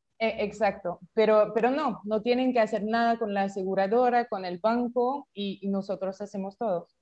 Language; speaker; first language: Spanish; non-native, fluent; French